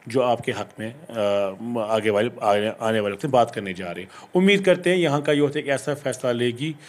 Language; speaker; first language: Hindi; non-native, local second language; Kashmiri